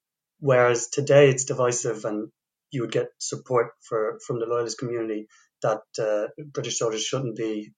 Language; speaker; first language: English; native; English